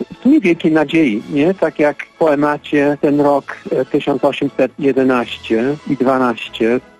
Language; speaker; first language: Polish; non-native, fluent; English